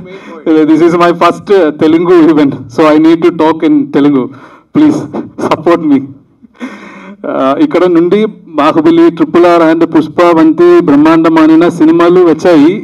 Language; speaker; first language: Telugu; non-native, learner; Malayalam